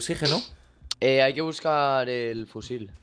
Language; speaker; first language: Spanish; native; Spanish